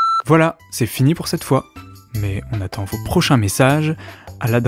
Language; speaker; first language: French; native; French